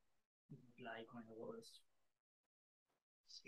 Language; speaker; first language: English; non-native, fluent; Spanish